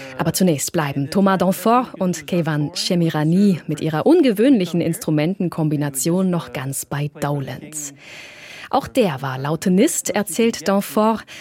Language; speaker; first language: German; native; German